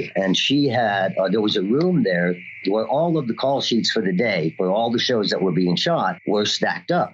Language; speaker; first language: English; native; English